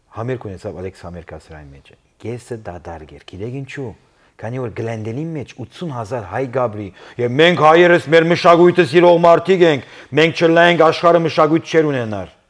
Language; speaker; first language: Armenian; early bilingual, heritage; Armenian